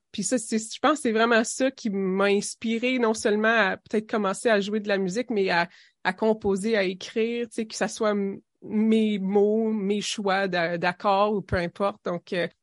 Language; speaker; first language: French; native; French